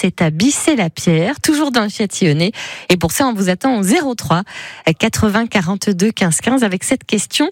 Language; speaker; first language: French; native; French